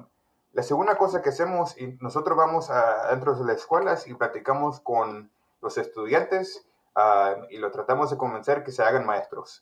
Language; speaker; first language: Spanish; early bilingual, heritage; Spanish